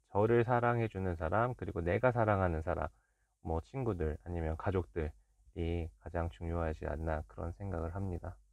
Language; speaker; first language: Korean; native; Korean